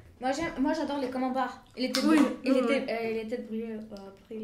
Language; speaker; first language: French; non-native, fluent; Bulgarian